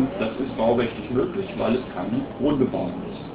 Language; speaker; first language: German; native; German